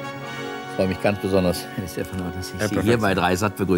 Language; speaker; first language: German; native; German